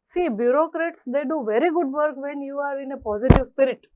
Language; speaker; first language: English; non-native, local second language; Gujarati